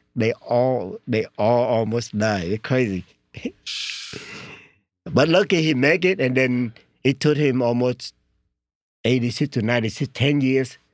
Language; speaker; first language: English; non-native, learner; Vietnamese